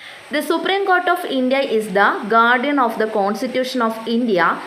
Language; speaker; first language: English; non-native, local second language; Malayalam